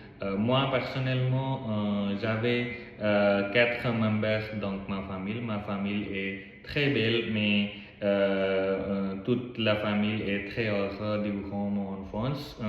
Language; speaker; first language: French; non-native, learner; Nepali